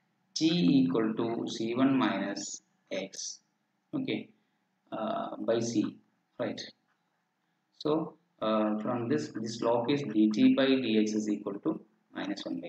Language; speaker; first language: English; non-native, local second language; Malayalam